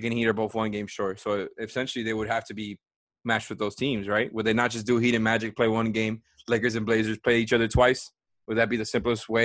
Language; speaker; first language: English; native; English